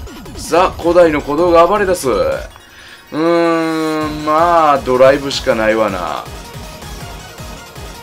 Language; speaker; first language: Japanese; native; Japanese